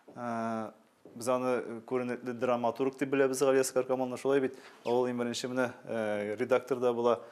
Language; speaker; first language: Tatar; native; Tatar